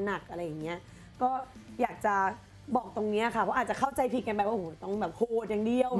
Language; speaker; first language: Thai; native; Thai